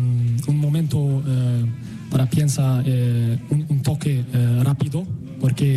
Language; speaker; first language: Spanish; non-native, learner; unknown